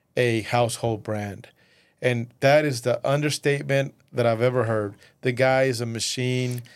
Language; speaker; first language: English; early bilingual, other home language; Spanish